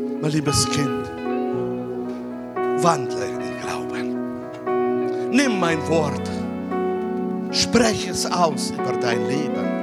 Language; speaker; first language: German; non-native, fluent; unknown